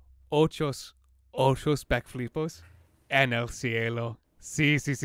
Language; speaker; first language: Spanish; non-native, learner; English